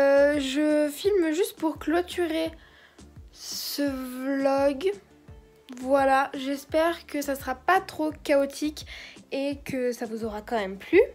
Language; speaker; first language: French; native; French